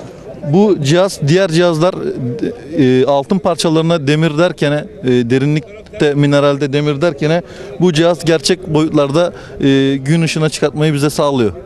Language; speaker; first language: Turkish; native; Turkish